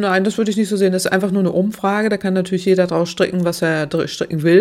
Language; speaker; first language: German; native; German